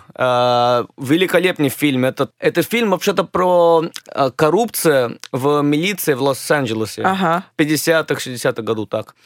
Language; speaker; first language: Russian; early bilingual, other home language; English